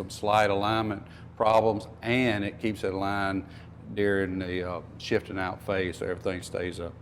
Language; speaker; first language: English; native; English